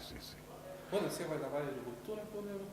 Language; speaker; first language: Spanish; native; Spanish